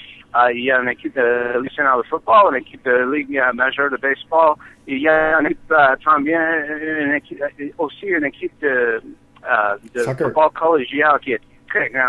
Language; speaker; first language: French; non-native, learner; English